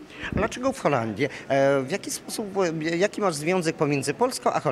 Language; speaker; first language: Polish; native; Polish